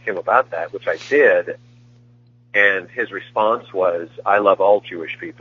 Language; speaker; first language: English; native; English